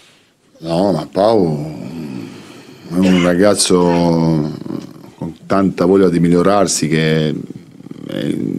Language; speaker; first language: Italian; non-native, fluent; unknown